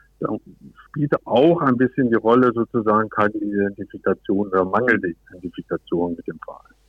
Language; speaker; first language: German; native; German